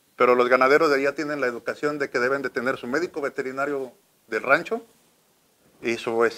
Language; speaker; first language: Spanish; native; Spanish